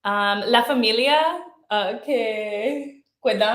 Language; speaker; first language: Spanish; non-native, learner; English